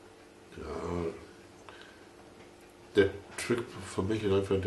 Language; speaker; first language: German; non-native, fluent; English